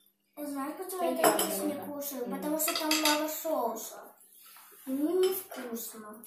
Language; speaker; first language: Vietnamese; early bilingual, heritage; Vietnamese